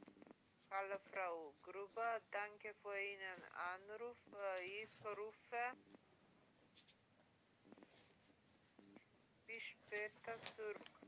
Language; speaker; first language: German; non-native, learner; Macedonian